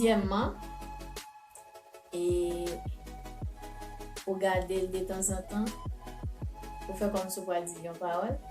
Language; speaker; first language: French; non-native, learner; Haitian Creole